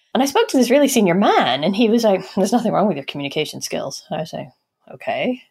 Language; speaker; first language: English; native; English